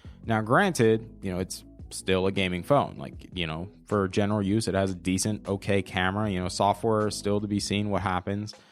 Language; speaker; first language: English; native; English